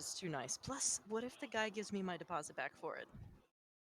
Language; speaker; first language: English; native; English